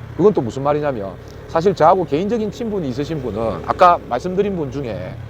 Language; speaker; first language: Korean; native; Korean